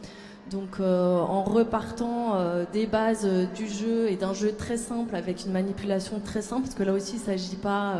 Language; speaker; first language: French; native; French